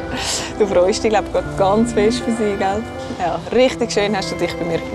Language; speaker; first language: German; native; German